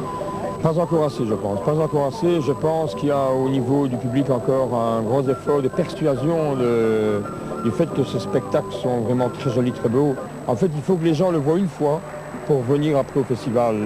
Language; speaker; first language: French; native; French